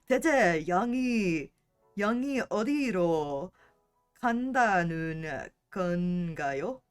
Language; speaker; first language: Korean; non-native, learner; English